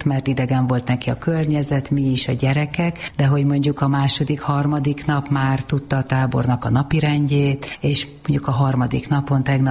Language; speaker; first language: Hungarian; native; Hungarian